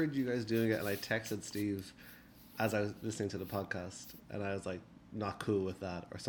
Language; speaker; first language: English; native; English